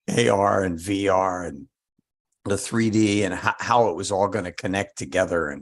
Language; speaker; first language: English; native; English